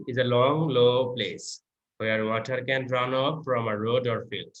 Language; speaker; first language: English; non-native, local second language; Bangla